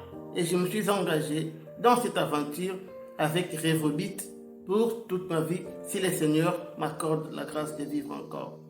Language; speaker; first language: French; non-native, local second language; Lingala